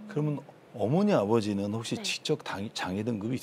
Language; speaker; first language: Korean; native; Korean